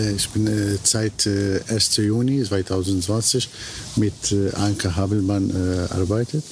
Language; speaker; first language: German; non-native, learner; Arabic